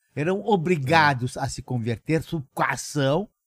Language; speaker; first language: Portuguese; non-native, fluent; Romanian